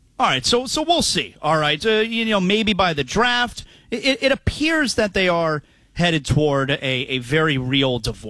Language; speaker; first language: English; native; English